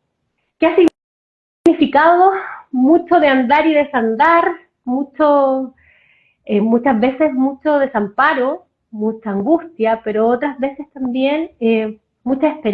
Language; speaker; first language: Spanish; native; Spanish